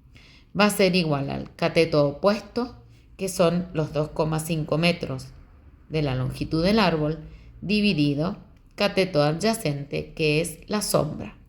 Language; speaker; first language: Spanish; native; Spanish